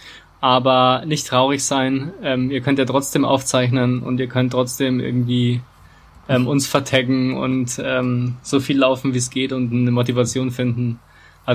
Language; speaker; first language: German; native; German